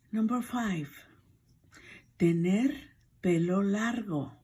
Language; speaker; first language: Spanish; non-native, fluent; English